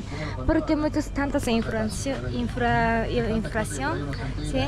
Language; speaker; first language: Spanish; non-native, fluent; Japanese